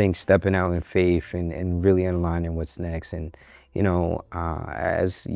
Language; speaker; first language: English; native; English